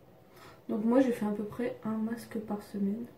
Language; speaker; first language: French; native; French